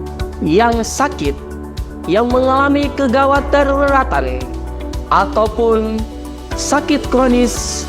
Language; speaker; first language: Indonesian; native; Indonesian